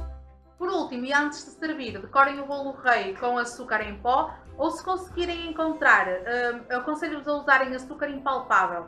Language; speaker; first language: Portuguese; native; Portuguese